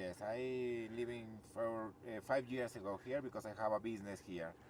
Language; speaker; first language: English; non-native, learner; Spanish